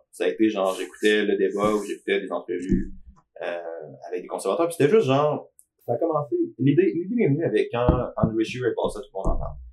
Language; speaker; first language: French; native; French